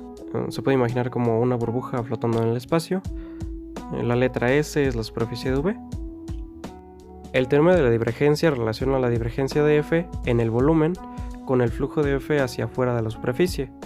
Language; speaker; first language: Spanish; native; Spanish